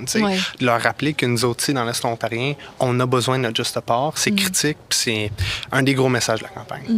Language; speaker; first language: French; native; French